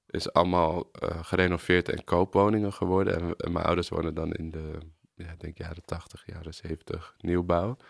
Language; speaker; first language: Dutch; native; Dutch